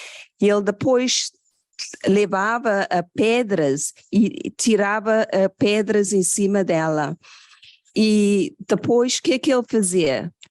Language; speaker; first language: Portuguese; non-native, fluent; English